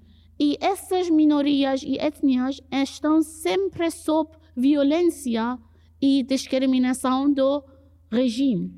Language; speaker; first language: Portuguese; non-native, fluent; Persian